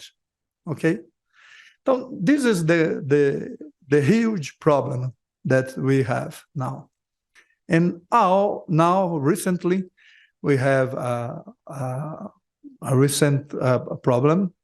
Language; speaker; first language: English; non-native, learner; Portuguese